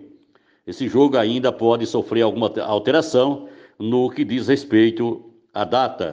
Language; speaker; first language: Portuguese; native; Portuguese